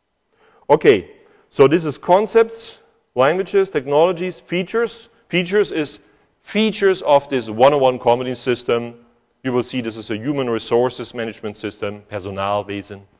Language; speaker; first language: English; non-native, fluent; German